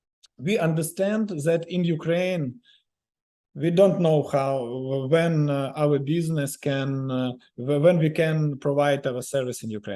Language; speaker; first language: English; non-native, learner; Ukrainian